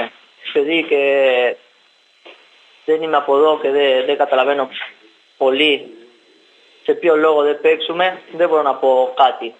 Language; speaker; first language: Greek; non-native, learner; Spanish